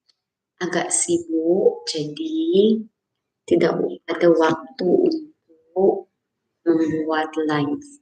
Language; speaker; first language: Indonesian; non-native, fluent; Filipino